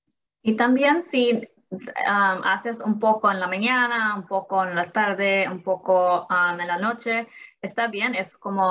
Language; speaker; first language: Spanish; early bilingual, heritage; English